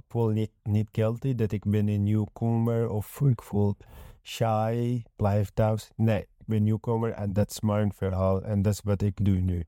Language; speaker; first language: Dutch; non-native, learner; Arabic